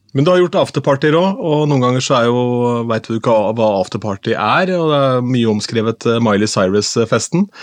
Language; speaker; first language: Norwegian; native; Norwegian